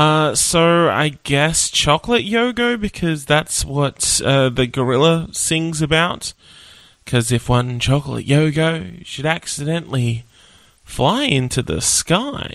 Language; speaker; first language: English; native; English